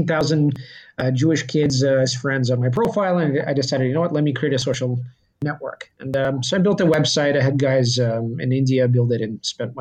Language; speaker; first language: English; early bilingual, other home language; Russian